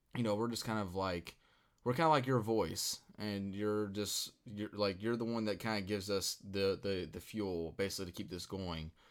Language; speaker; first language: English; native; English